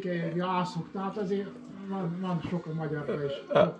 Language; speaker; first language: Hungarian; native; Hungarian